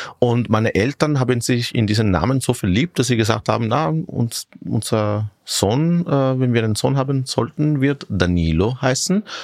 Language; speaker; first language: German; non-native, fluent; Italian